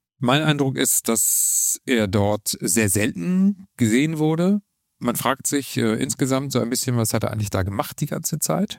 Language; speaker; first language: German; native; German